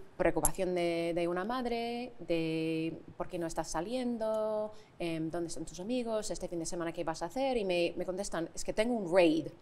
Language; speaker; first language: Spanish; non-native, fluent; English